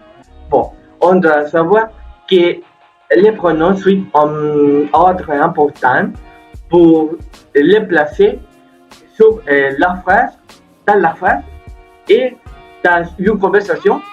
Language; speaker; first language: French; non-native, learner; Spanish